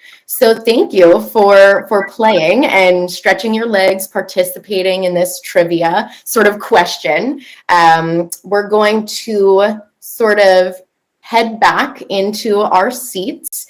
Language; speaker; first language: English; native; English